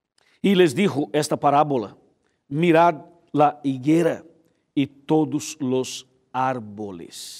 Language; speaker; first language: Spanish; non-native, fluent; Portuguese